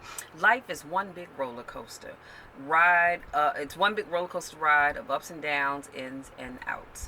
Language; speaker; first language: English; native; English